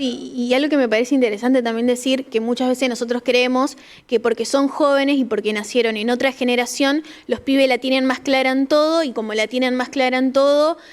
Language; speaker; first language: Spanish; native; Spanish